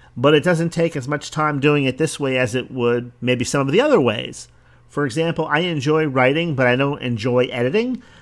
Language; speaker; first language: English; early bilingual, other home language; Italian